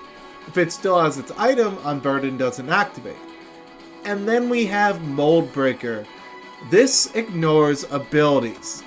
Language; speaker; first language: English; native; English